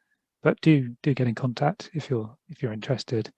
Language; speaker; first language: English; native; English